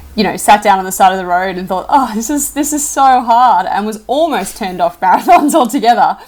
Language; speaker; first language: English; native; English